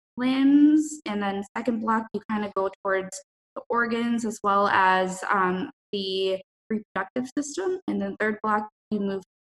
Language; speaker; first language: English; native; English